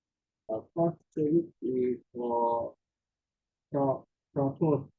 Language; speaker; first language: English; non-native, learner; Vietnamese